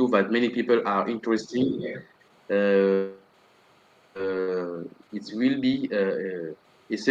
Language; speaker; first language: English; non-native, learner; French